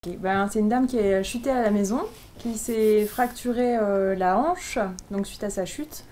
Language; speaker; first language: French; native; French